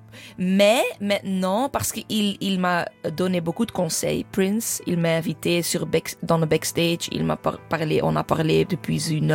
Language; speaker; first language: French; non-native, fluent; English